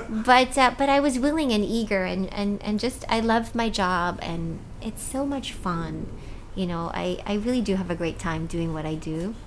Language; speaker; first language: English; early bilingual, other home language; Cebuano